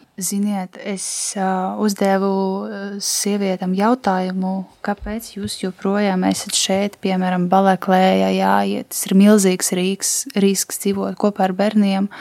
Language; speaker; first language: Latvian; non-native, local second language; Russian